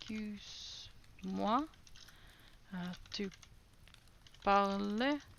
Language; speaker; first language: French; non-native, learner; English